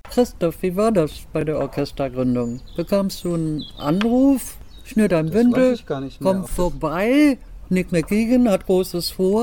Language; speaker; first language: German; native; German